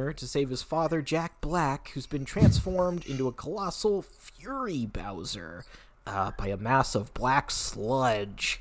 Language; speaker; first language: English; native; English